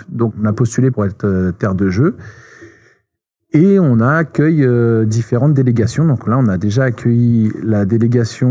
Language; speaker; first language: French; native; French